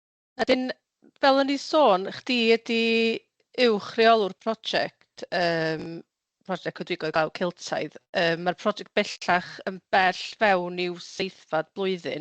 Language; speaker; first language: Welsh; native; Welsh